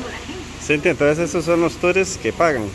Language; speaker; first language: Spanish; native; Spanish